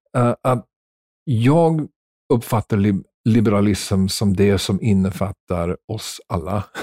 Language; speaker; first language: Swedish; non-native, fluent; English